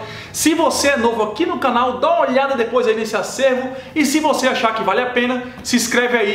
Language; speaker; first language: Portuguese; native; Portuguese